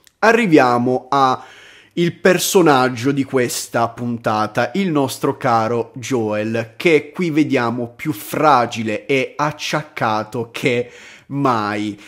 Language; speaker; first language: Italian; native; Italian